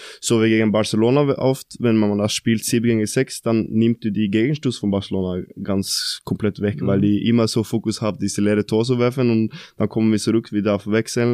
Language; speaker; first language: German; non-native, fluent; Norwegian